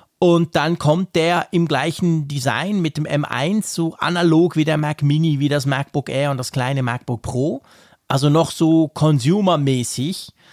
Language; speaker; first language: German; native; German